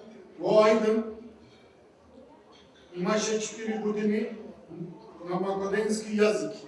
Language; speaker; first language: Macedonian; early bilingual, heritage; Macedonian